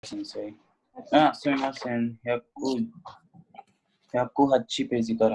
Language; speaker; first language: Japanese; non-native, learner; Hindi